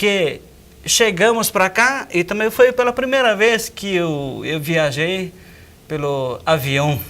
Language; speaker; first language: Portuguese; non-native, fluent; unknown